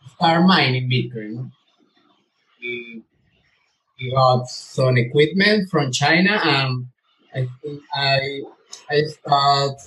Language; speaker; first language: English; non-native, learner; Spanish